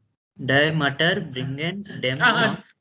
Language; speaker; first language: German; non-native, learner; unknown